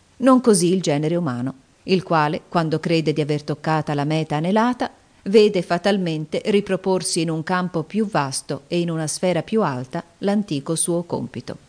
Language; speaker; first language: Italian; native; Italian